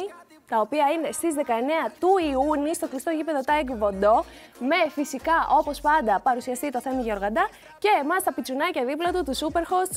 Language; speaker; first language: Greek; native; Greek